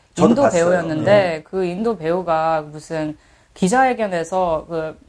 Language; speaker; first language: Korean; early bilingual, heritage; Korean